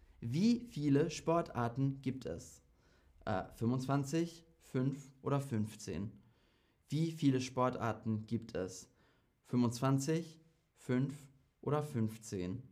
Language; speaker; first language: German; non-native, fluent; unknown